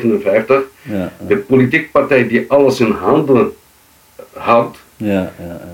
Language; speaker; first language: Dutch; non-native, fluent; Arabic